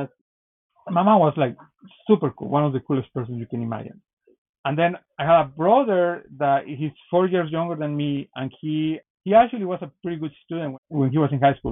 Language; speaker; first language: English; non-native, fluent; Spanish